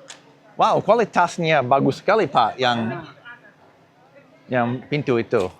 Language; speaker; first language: Indonesian; non-native, fluent; English